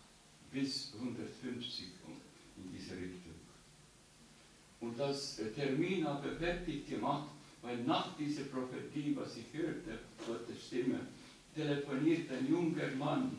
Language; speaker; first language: German; non-native, learner; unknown